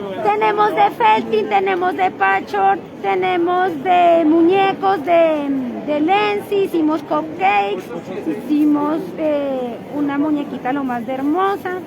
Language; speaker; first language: Spanish; native; Spanish